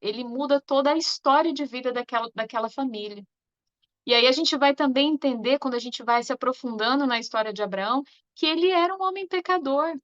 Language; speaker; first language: Portuguese; native; Portuguese